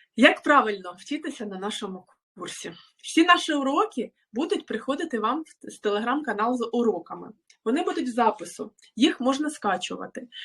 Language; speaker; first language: Ukrainian; non-native, local second language; Russian